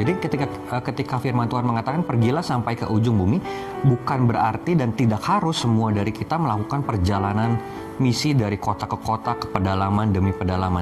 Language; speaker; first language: Indonesian; native; Indonesian